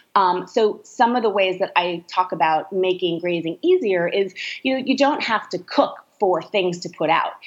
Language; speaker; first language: English; native; English